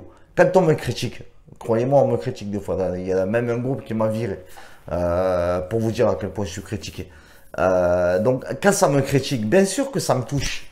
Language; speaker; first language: French; native; French